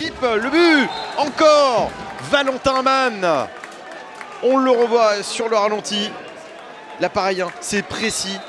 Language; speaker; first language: French; native; French